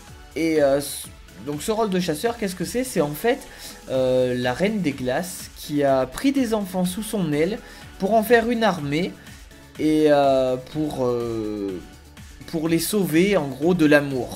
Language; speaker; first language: French; native; French